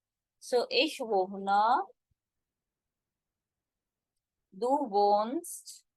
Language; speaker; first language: German; non-native, fluent; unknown